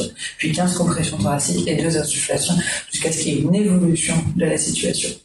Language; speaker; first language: French; native; French